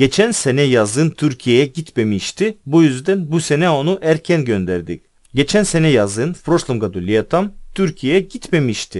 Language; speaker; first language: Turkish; non-native, fluent; Russian